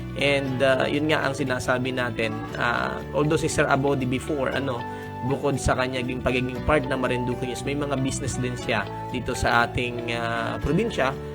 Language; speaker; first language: Filipino; native; Filipino